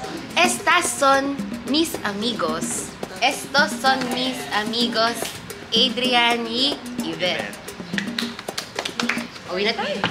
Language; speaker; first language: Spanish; non-native, learner; Filipino